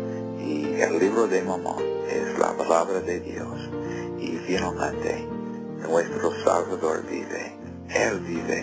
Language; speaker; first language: Spanish; non-native, fluent; English